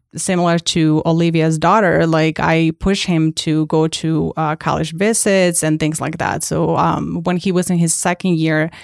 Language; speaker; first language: English; non-native, fluent; Spanish